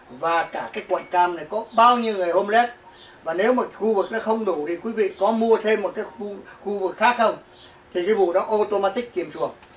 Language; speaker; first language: Vietnamese; native; Vietnamese